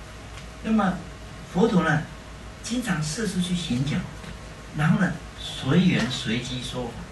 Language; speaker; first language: Chinese; native; Chinese